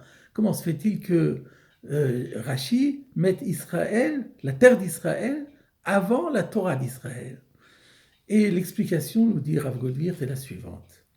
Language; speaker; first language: French; native; French